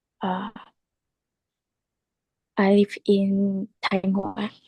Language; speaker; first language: English; non-native, learner; Chinese